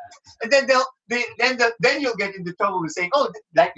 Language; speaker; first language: English; non-native, local second language; Filipino